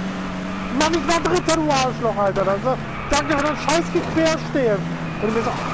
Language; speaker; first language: German; native; German